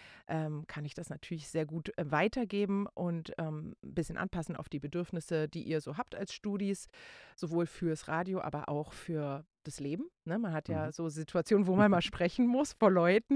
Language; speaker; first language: German; native; German